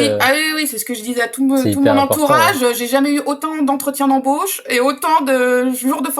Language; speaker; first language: French; native; French